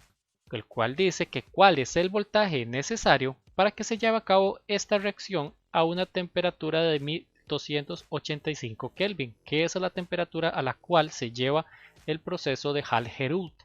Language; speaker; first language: Spanish; native; Spanish